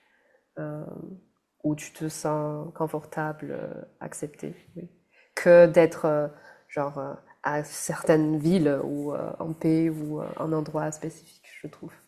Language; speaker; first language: French; non-native, fluent; Chinese